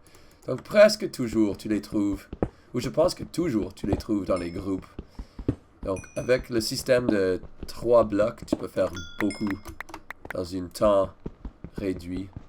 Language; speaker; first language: French; non-native, learner; English